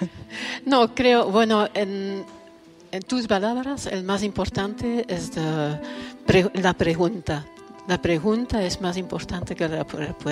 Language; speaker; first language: Spanish; non-native, fluent; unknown